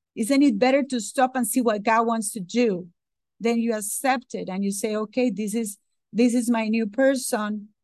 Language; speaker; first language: English; non-native, fluent; Spanish